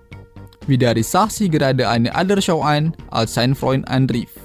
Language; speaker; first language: German; non-native, fluent; Indonesian